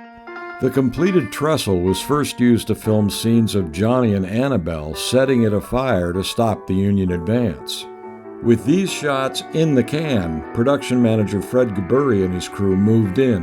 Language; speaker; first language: English; native; English